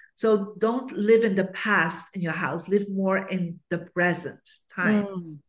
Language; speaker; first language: English; non-native, fluent; Dutch